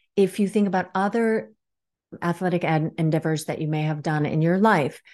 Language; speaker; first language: English; native; English